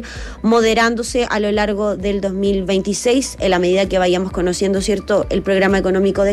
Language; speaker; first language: Spanish; native; Spanish